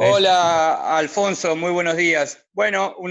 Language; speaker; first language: Spanish; native; Spanish